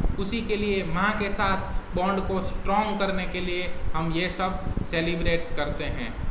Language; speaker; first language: Hindi; non-native, local second language; Gujarati